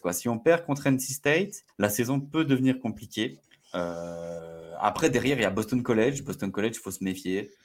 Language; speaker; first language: French; native; French